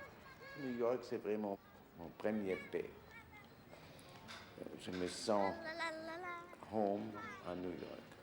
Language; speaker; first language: French; non-native, fluent; German